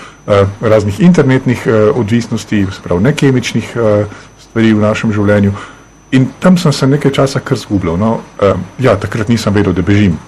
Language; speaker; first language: Slovenian; native; Slovenian